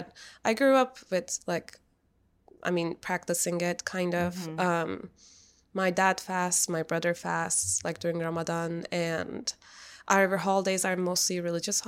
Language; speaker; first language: English; non-native, fluent; Turkish